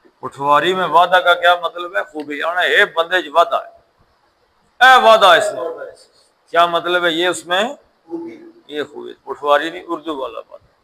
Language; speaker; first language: Urdu; non-native, local second language; Punjabi